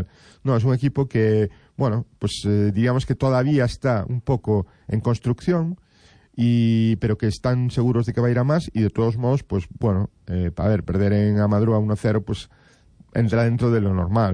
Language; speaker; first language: Spanish; native; Spanish